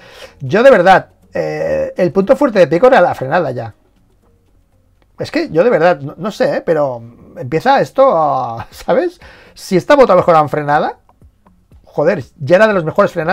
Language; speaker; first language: Spanish; native; Spanish